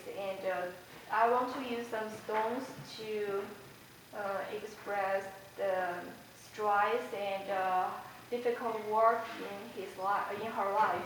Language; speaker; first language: English; non-native, fluent; Chinese